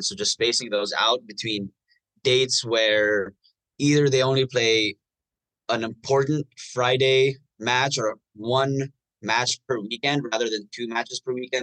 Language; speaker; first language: English; non-native, local second language; Filipino